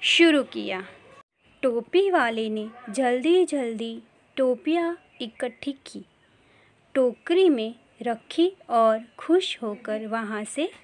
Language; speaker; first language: Hindi; non-native, local second language; Gujarati